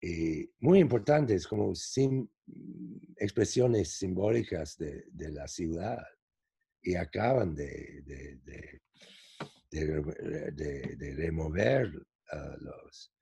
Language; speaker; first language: Spanish; non-native, fluent; English